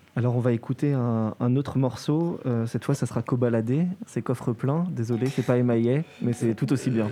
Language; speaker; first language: French; native; French